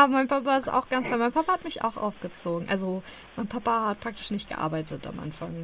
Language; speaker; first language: German; native; German